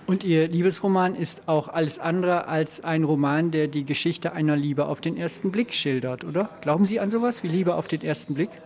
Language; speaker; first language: German; native; German